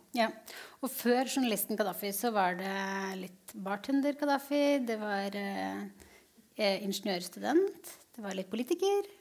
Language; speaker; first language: Norwegian; native; Norwegian